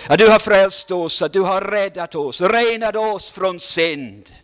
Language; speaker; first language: Swedish; non-native, learner; English